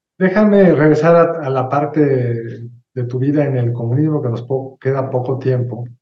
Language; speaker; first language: Spanish; native; Spanish